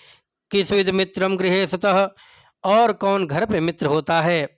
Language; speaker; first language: Hindi; native; Hindi